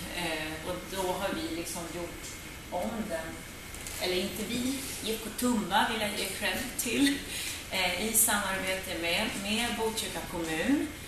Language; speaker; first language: Swedish; native; Swedish